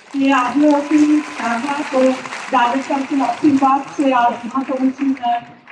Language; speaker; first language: Hindi; non-native, local second language; Bangla